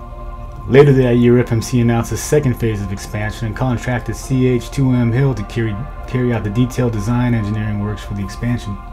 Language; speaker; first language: English; native; English